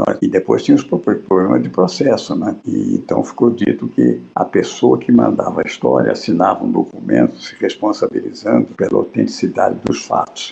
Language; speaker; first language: Portuguese; native; Portuguese